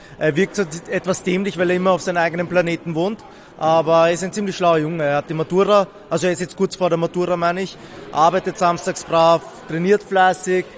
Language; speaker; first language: German; native; German